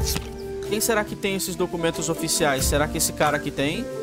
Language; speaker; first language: Portuguese; native; Portuguese